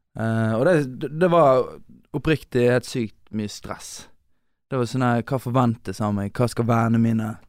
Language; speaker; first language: Norwegian; native; Norwegian